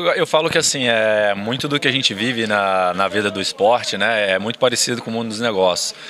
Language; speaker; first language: Portuguese; native; Portuguese